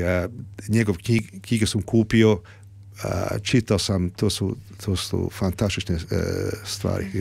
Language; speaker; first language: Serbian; early bilingual, heritage; Serbian